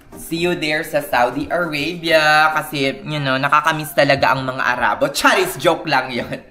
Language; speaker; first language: Filipino; native; Filipino